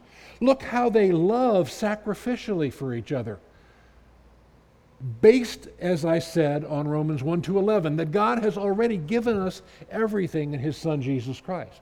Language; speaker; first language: English; native; English